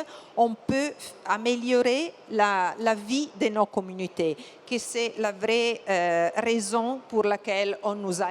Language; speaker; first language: French; non-native, fluent; Italian